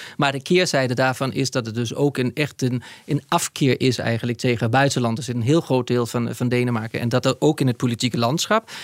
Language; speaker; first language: Dutch; non-native, fluent; Danish